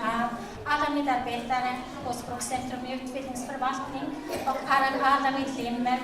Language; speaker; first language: Swedish; non-native, fluent; Mongolian